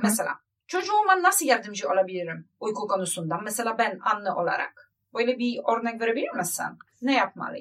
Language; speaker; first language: Turkish; non-native, learner; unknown